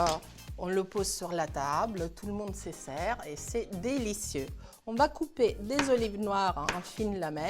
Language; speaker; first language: French; non-native, fluent; Italian